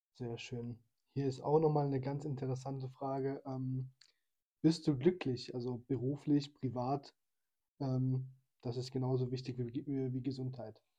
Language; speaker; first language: German; early bilingual, other home language; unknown